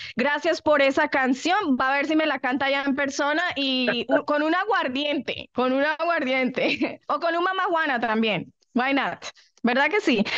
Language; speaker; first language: Spanish; native; Spanish